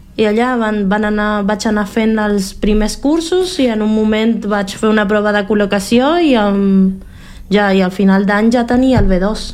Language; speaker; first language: Catalan; non-native, fluent; Spanish